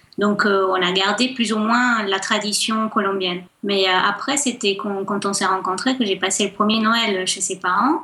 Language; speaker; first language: French; non-native, fluent; Spanish